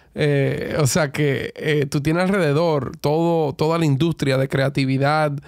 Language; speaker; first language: Spanish; native; Spanish